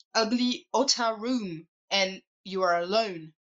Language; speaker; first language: English; non-native, fluent; French